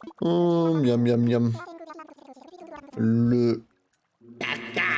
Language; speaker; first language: French; native; French